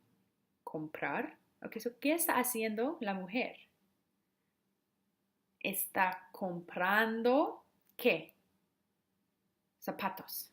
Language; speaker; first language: Spanish; non-native, fluent; English